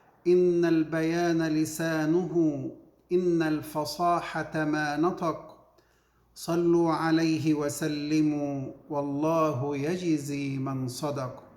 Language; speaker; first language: Arabic; native; Arabic